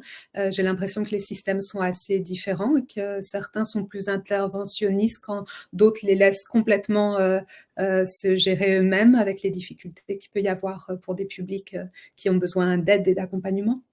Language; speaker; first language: French; native; French